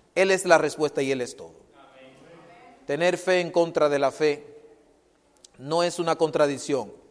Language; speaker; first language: Spanish; native; Spanish